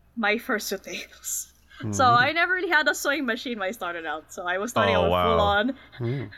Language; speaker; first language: English; non-native, local second language; Filipino